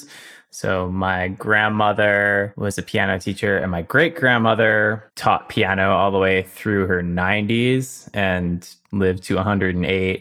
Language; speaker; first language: English; native; English